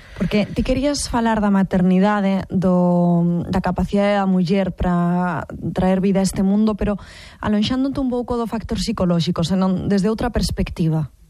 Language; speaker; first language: Galician; native; Galician